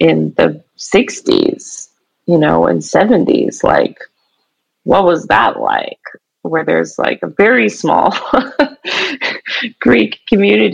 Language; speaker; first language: English; native; English